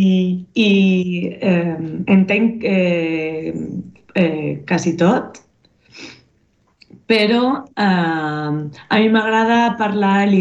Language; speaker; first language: Catalan; non-native, local second language; Spanish